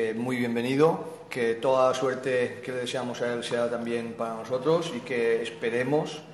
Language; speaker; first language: Spanish; non-native, local second language; Catalan